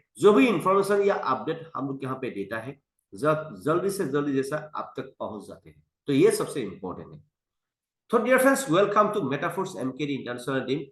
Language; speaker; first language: Hindi; non-native, local second language; Assamese